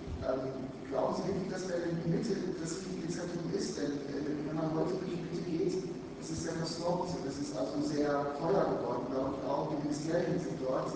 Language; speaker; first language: German; native; German